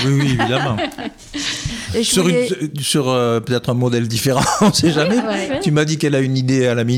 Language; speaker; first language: French; native; French